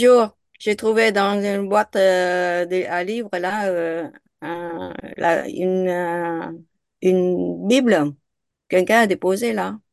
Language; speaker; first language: French; non-native, fluent; Vietnamese